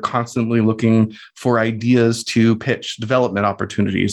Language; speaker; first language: English; native; English